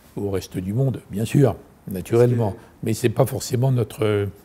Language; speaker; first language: French; native; French